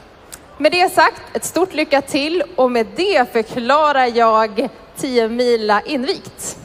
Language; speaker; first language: Swedish; native; Swedish